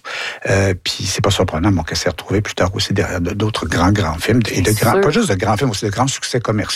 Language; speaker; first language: French; native; French